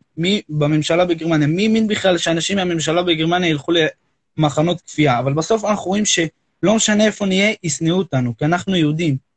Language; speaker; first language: Hebrew; native; Hebrew